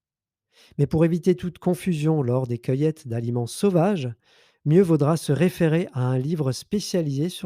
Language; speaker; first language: French; native; French